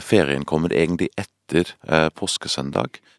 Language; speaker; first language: Norwegian; non-native, fluent; English